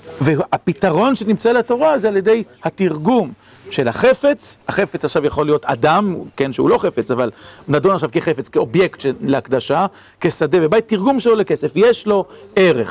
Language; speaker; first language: Hebrew; native; Hebrew